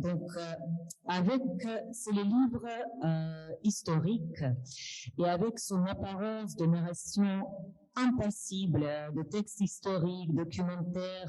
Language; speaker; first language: French; non-native, fluent; Russian